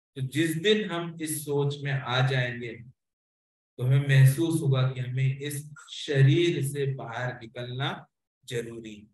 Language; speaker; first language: Hindi; non-native, local second language; Marathi